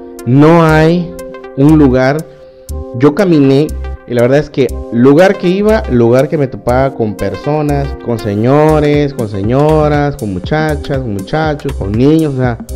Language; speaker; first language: Spanish; native; Spanish